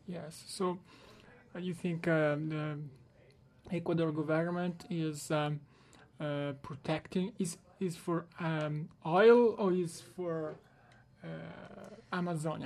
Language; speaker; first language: English; non-native, learner; Italian